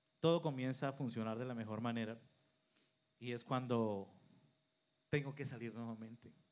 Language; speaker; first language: Spanish; native; Spanish